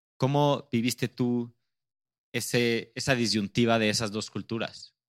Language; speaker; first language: Spanish; native; Spanish